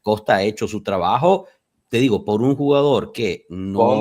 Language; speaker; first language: Spanish; native; Spanish